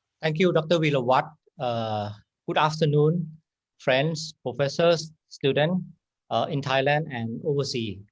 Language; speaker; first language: English; non-native, fluent; Thai